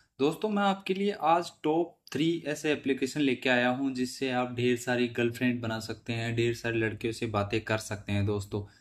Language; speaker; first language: Hindi; native; Hindi